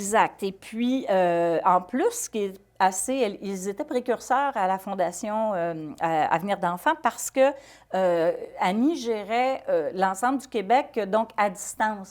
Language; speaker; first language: French; native; French